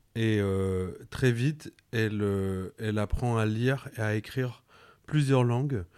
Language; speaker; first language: French; non-native, fluent; Spanish